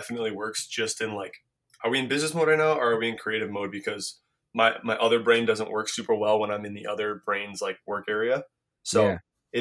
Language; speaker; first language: English; native; English